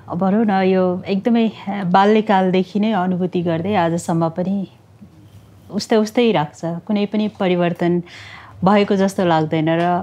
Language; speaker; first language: Nepali; non-native, local second language; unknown